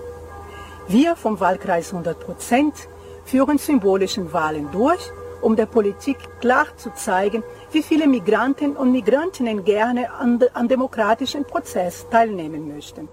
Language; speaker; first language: German; non-native, fluent; Portuguese